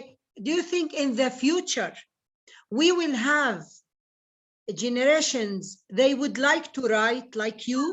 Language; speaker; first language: English; non-native, learner; Arabic